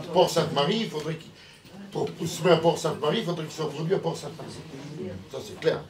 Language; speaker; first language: French; native; French